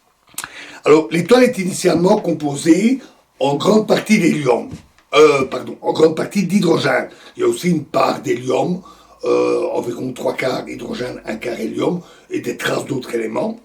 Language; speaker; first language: French; native; French